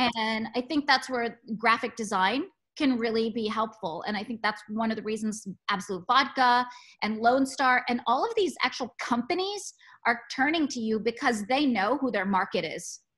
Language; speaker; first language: English; native; English